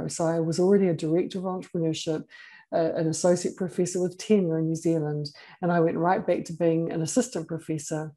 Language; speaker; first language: English; native; English